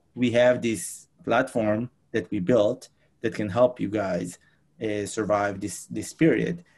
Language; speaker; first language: English; non-native, fluent; Hebrew